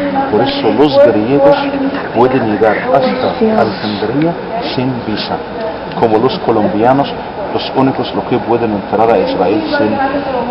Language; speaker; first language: Spanish; non-native, fluent; Arabic